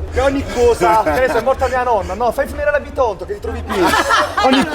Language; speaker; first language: Italian; native; Italian